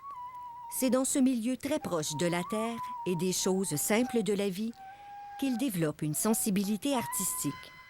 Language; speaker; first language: French; native; French